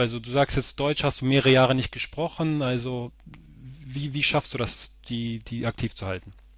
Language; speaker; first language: German; native; German